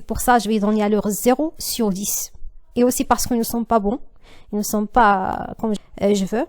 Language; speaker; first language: French; non-native, learner; Arabic